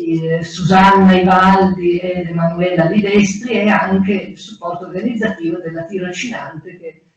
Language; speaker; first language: Italian; native; Italian